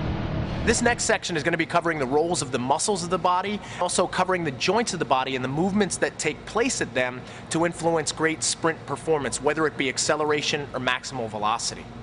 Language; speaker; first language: English; native; English